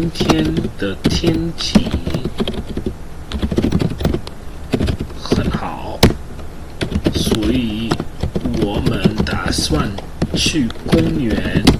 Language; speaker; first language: Chinese; non-native, learner; English